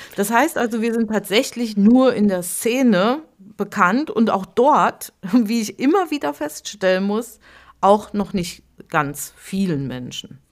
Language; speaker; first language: German; native; German